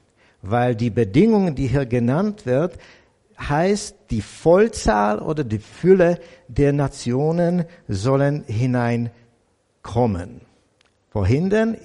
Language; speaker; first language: German; non-native, fluent; Czech